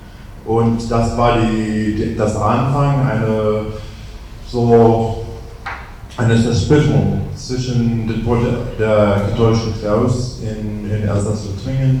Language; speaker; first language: German; non-native, fluent; English